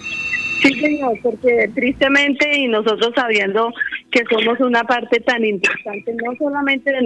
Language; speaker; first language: Spanish; native; Spanish